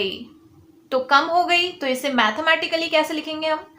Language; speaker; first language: Hindi; native; Hindi